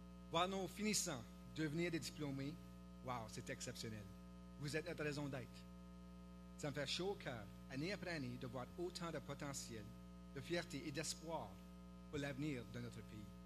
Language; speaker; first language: French; native; French